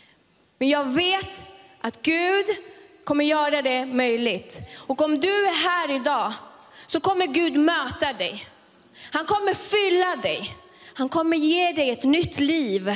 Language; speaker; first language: Swedish; early bilingual, other home language; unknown